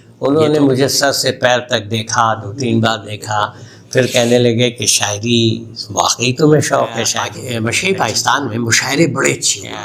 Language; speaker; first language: Urdu; native; Urdu